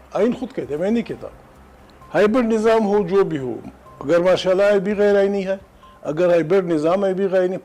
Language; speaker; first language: Urdu; non-native, local second language; Pashto